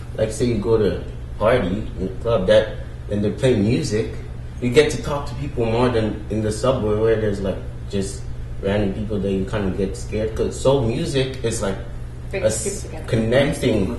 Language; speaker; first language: English; non-native, local second language; Ewe